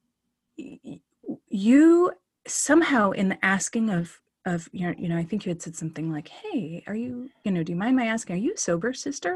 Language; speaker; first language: English; native; English